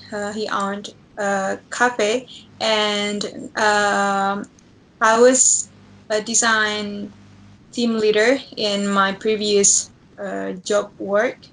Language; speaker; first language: English; non-native, learner; Indonesian